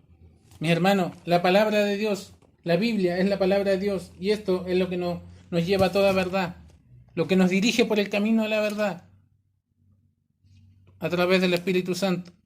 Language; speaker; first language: Spanish; native; Spanish